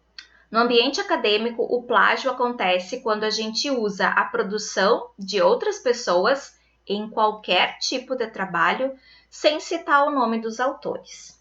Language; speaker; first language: Portuguese; native; Portuguese